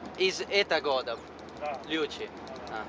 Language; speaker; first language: Russian; non-native, learner; Italian